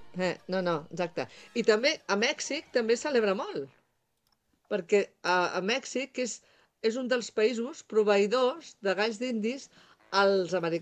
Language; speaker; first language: Catalan; native; Catalan